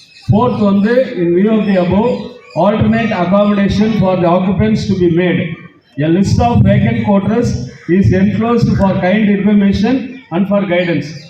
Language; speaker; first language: English; non-native, local second language; Tamil